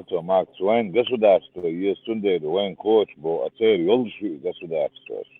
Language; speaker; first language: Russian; non-native, local second language; Chechen